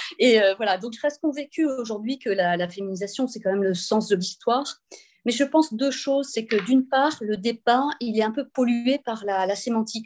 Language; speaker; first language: French; native; French